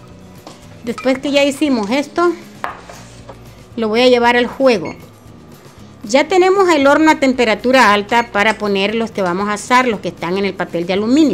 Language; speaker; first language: Spanish; native; Spanish